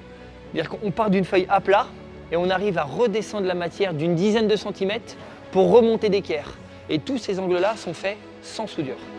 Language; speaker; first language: French; native; French